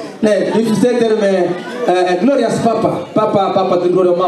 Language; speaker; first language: Swedish; non-native, fluent; Swahili